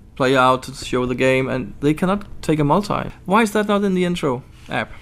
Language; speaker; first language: English; non-native, fluent; Danish